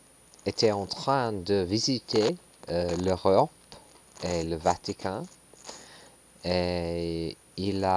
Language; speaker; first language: French; non-native, learner; English